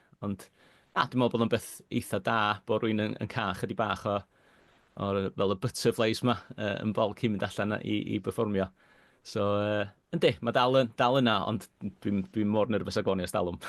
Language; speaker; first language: Welsh; native; Welsh